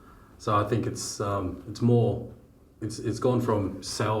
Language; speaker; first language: English; native; English